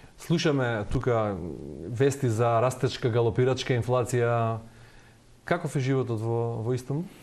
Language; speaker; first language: Macedonian; native; Macedonian